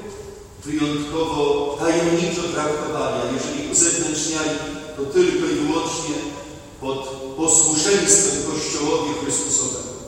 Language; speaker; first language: Polish; native; Polish